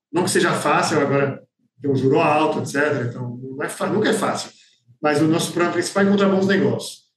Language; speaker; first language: Portuguese; non-native, fluent; French